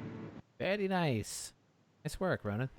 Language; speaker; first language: English; native; English